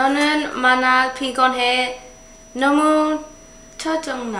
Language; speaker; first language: Korean; non-native, learner; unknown